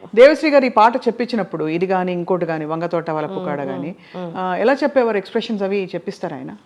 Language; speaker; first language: Telugu; native; Telugu